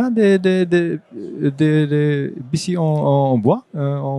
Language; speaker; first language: French; non-native, fluent; Dutch